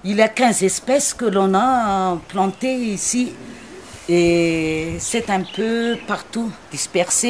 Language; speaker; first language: French; non-native, local second language; Malagasy